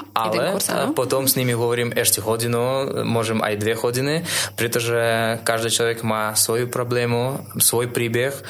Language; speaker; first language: Slovak; non-native, fluent; Russian